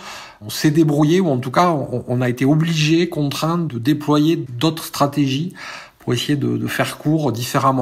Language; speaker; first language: French; native; French